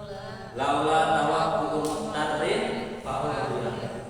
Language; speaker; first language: Arabic; non-native, fluent; Indonesian